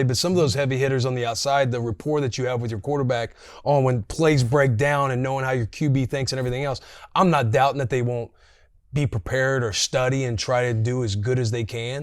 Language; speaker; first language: English; native; English